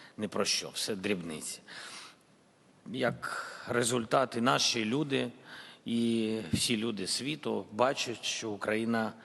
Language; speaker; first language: Ukrainian; non-native, local second language; Russian